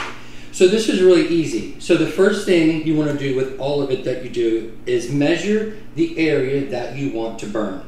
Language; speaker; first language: English; native; English